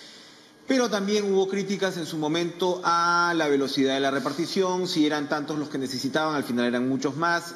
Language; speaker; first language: Spanish; native; Spanish